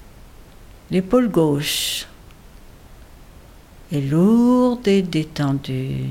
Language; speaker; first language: French; native; French